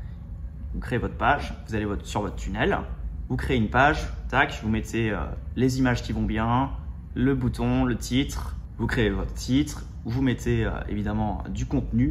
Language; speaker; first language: French; native; French